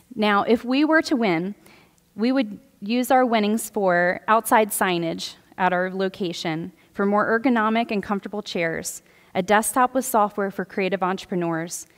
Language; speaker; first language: English; native; English